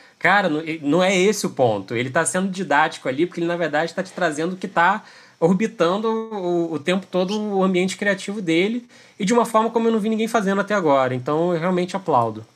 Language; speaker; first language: Portuguese; native; Portuguese